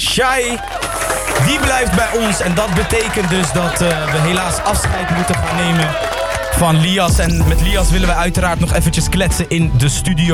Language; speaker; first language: Dutch; native; Dutch